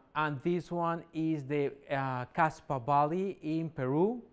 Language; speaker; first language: English; non-native, fluent; Spanish